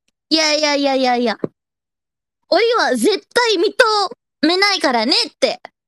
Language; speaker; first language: Japanese; non-native, learner; Indonesian